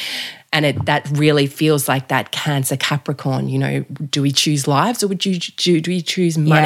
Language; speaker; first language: English; native; English